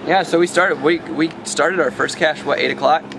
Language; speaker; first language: English; native; English